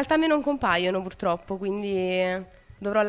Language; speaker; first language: Italian; native; Italian